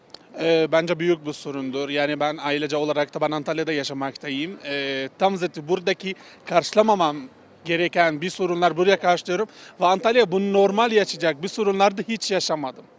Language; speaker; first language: Turkish; non-native, fluent; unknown